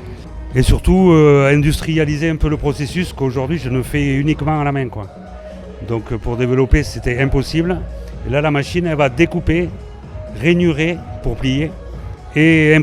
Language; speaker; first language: French; native; French